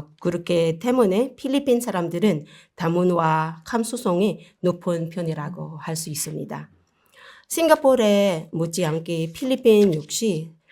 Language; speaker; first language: Korean; non-native, learner; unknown